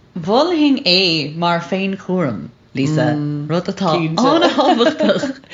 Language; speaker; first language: Irish; non-native, local second language; English